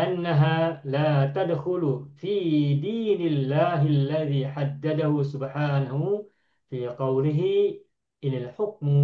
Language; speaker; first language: Arabic; non-native, fluent; Indonesian